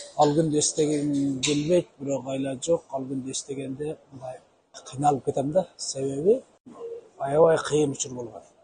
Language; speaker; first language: Kyrgyz; native; Kyrgyz